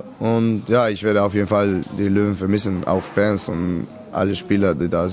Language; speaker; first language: German; non-native, fluent; Serbian